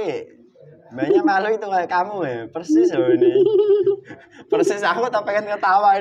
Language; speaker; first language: Indonesian; native; Indonesian